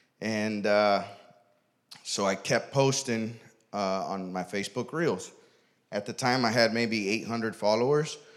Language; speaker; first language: English; native; English